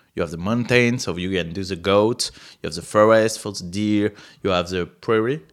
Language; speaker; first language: English; non-native, fluent; French